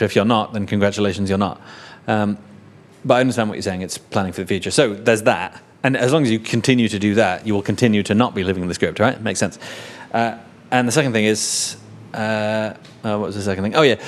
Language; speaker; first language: English; native; English